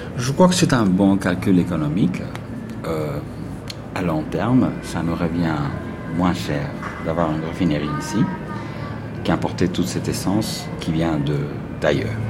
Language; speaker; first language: French; non-native, fluent; Spanish